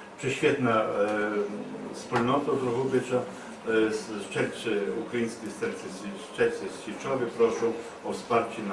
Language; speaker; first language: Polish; non-native, learner; Ukrainian